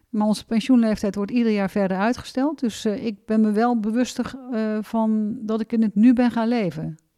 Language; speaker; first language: Dutch; native; Dutch